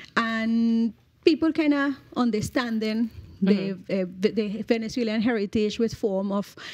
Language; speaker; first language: English; non-native, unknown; Spanish